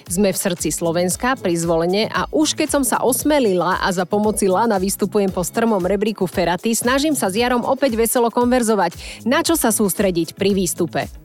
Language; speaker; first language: Slovak; native; Slovak